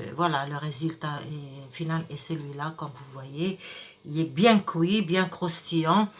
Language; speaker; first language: French; non-native, local second language; Arabic